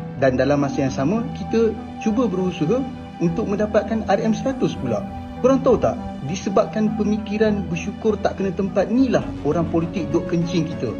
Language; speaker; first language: Malay; native; Malay